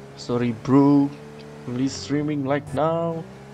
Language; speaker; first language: English; non-native, learner; Indonesian